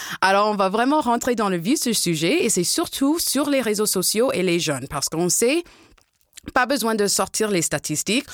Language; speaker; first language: French; non-native, local second language; English